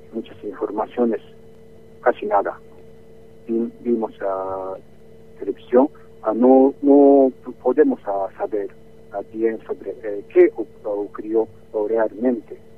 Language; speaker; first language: Spanish; non-native, learner; Japanese